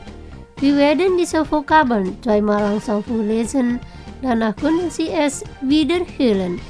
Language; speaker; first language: German; non-native, fluent; Indonesian